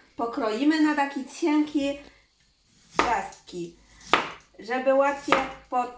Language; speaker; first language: Polish; non-native, learner; Chinese